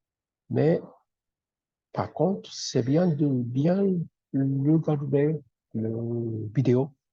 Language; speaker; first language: French; non-native, fluent; Japanese